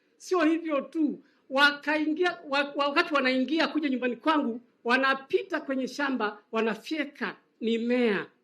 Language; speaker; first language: Swahili; native; Swahili